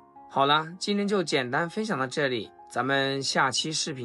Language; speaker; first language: Chinese; native; Chinese